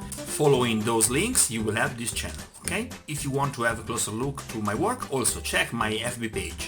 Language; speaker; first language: English; non-native, fluent; Italian